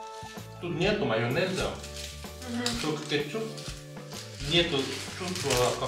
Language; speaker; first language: Russian; non-native, learner; Korean